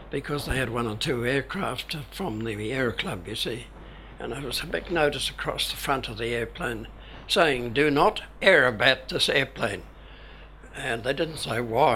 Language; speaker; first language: English; native; English